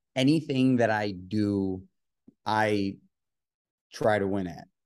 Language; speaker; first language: English; native; English